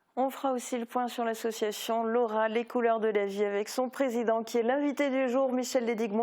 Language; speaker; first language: French; native; French